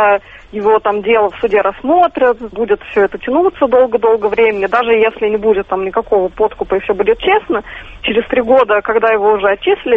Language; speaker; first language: Russian; native; Russian